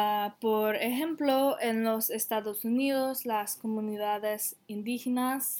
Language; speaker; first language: Spanish; non-native, learner; English